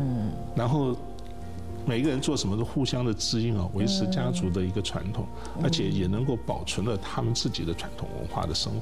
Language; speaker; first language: Chinese; native; Chinese